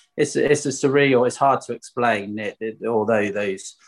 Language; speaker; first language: English; native; English